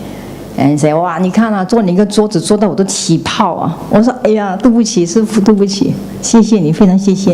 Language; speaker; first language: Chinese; native; Chinese